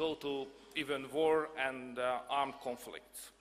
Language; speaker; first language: English; non-native, fluent; Hungarian